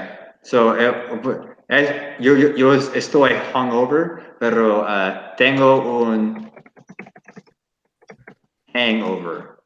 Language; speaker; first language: Spanish; non-native, learner; English